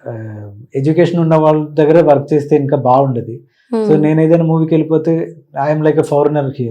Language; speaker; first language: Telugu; non-native, learner; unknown